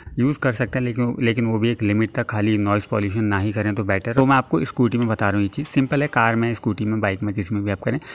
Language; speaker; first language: Hindi; native; Hindi